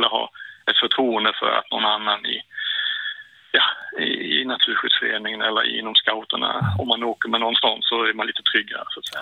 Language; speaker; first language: Swedish; native; Swedish